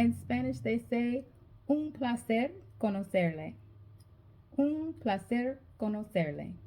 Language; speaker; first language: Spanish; non-native, learner; English